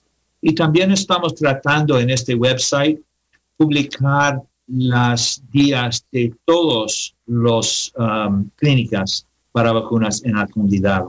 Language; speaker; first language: Spanish; non-native, learner; English